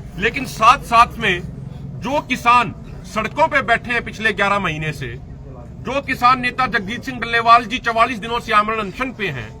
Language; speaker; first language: Hindi; non-native, local second language; Punjabi